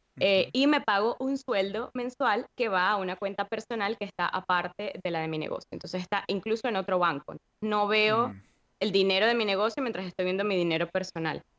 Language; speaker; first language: Spanish; native; Spanish